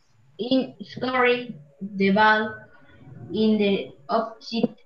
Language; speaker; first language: English; non-native, learner; Spanish